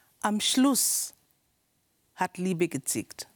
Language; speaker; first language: German; non-native, learner; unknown